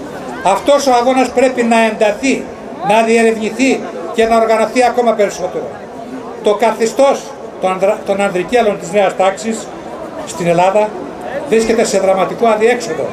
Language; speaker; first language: Greek; native; Greek